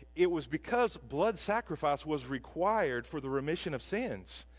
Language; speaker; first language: English; native; English